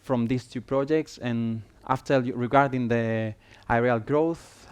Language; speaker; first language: English; non-native, fluent; Spanish